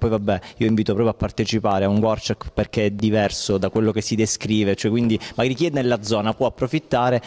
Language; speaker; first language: Italian; native; Italian